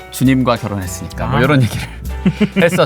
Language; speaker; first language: Korean; native; Korean